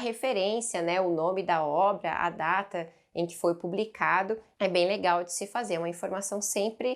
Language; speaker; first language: Portuguese; native; Portuguese